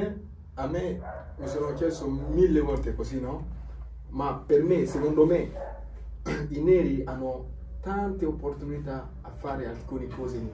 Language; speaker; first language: Italian; non-native, learner; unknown